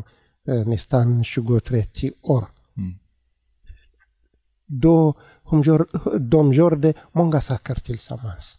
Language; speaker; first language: Swedish; non-native, learner; Tigrinya